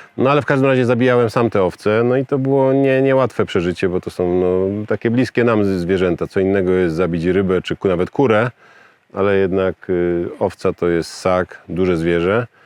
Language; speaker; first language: Polish; native; Polish